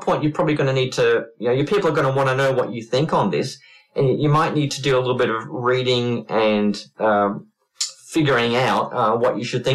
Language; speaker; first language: English; native; English